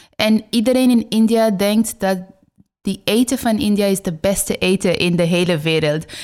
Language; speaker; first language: Dutch; non-native, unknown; Bangla